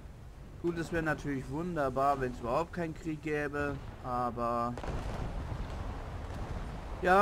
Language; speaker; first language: German; native; German